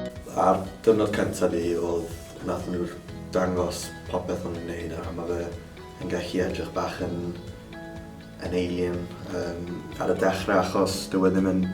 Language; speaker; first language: Welsh; non-native, local second language; English